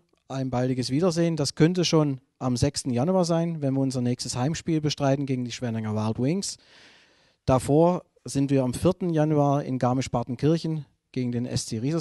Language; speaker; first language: German; native; German